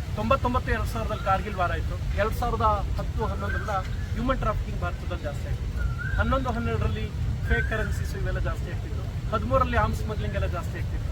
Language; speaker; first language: Kannada; native; Kannada